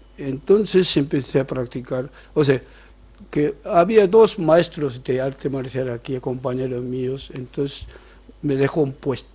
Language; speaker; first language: Spanish; non-native, fluent; Korean